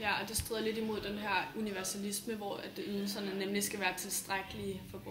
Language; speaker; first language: Danish; native; Danish